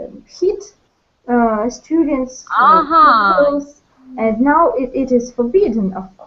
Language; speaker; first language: English; non-native, learner; Russian